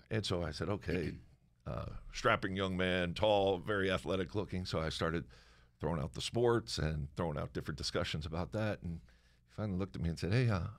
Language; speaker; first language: English; native; English